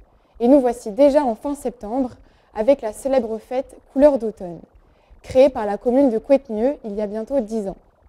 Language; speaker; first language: French; native; French